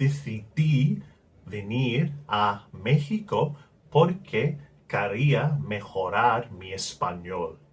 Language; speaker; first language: Spanish; non-native, learner; English